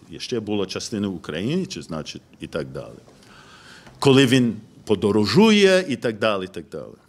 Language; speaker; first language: Ukrainian; non-native, fluent; English